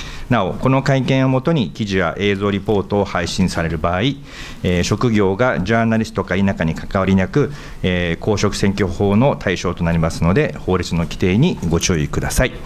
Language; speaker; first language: Japanese; native; Japanese